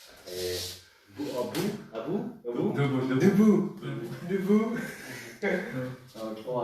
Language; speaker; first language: French; non-native, learner; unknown